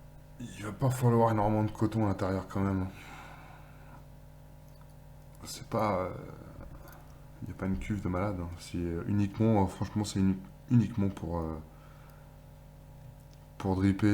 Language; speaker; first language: French; native; French